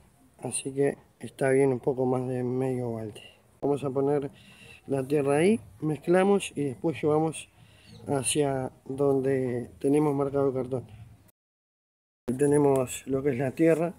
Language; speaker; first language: Spanish; native; Spanish